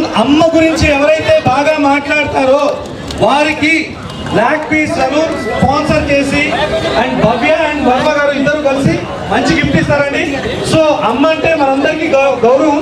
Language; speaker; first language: Telugu; native; Telugu